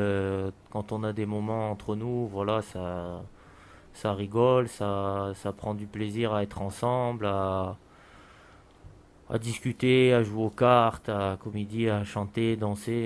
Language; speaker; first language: French; native; French